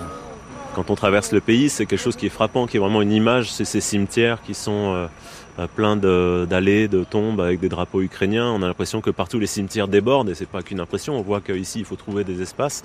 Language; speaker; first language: French; native; French